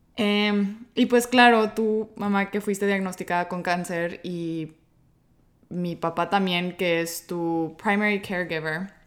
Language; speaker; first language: Spanish; early bilingual, heritage; Spanish